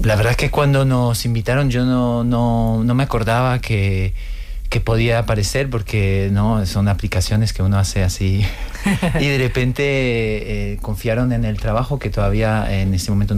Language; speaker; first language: Spanish; non-native, fluent; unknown